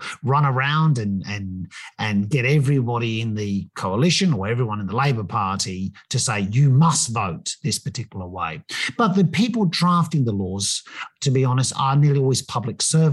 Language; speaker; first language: English; native; English